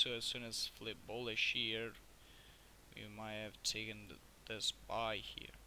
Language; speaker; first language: English; non-native, fluent; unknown